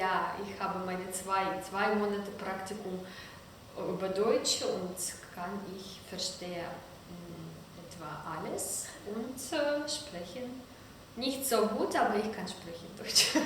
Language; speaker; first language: German; non-native, learner; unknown